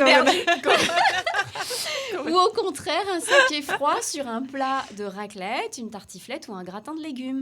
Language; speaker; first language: French; native; French